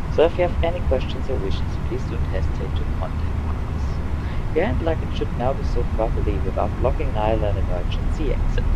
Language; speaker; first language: English; non-native, fluent; German